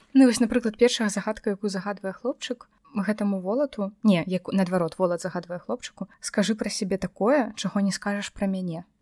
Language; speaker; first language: Belarusian; non-native, local second language; Russian